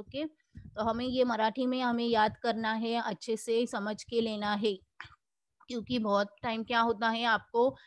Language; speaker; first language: Hindi; non-native, local second language; Marathi